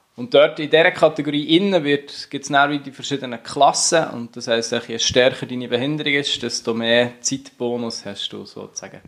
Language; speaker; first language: German; native; German